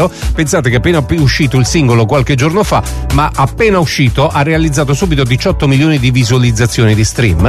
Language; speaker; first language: Italian; native; Italian